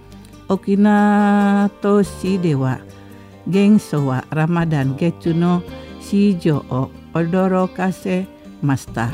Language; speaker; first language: Japanese; non-native, fluent; Indonesian